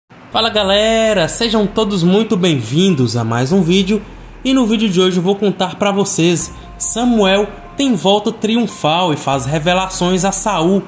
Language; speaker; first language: Portuguese; native; Portuguese